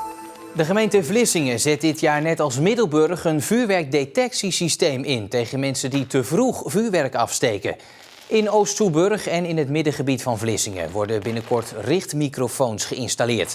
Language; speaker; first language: Dutch; native; Dutch